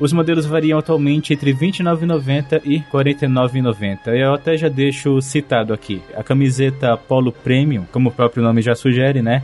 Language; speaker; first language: Portuguese; native; Portuguese